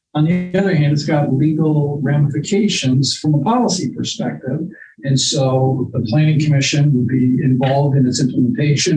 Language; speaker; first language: English; native; English